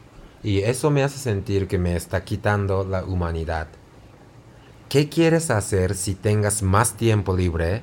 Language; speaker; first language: Spanish; non-native, fluent; Japanese